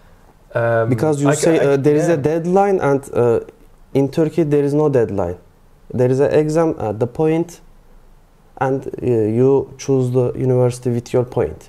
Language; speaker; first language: English; non-native, learner; Turkish